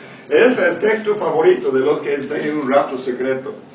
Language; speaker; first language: Spanish; non-native, fluent; English